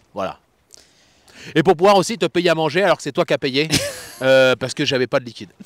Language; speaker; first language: French; native; French